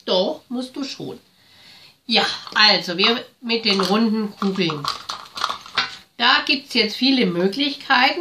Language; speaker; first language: German; native; German